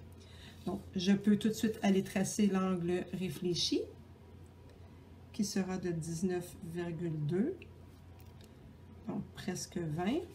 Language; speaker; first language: French; native; French